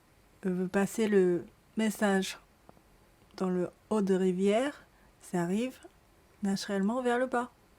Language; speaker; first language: French; non-native, learner; Japanese